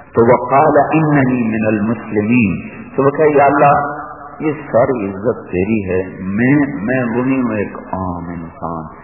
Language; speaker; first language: Urdu; non-native, local second language; Punjabi